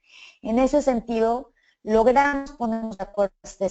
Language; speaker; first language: Spanish; native; Spanish